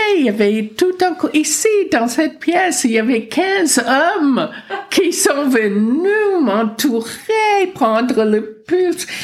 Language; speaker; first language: French; non-native, fluent; English